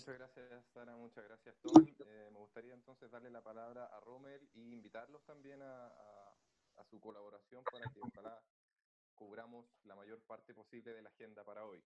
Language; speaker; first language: Spanish; native; Spanish